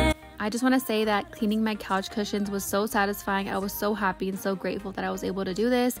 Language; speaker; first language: English; native; English